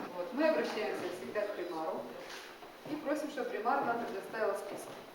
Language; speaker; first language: Russian; non-native, local second language; Gagauz